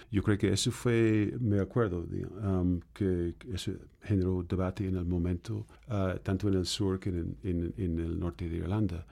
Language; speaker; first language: Spanish; non-native, fluent; English